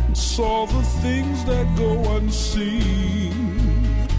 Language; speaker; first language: English; non-native, fluent; Slovak